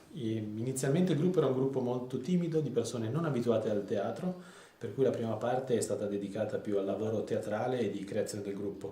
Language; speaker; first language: Italian; native; Italian